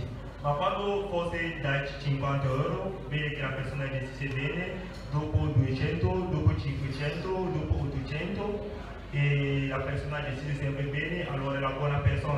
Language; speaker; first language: Italian; non-native, fluent; French